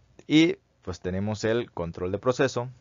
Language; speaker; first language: Spanish; native; Spanish